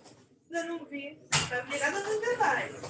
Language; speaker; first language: Portuguese; native; Portuguese